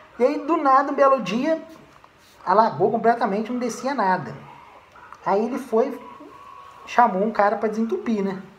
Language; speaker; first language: Portuguese; native; Portuguese